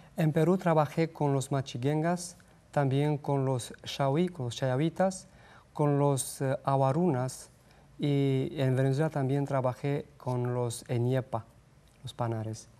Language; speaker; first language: Spanish; non-native, fluent; Romanian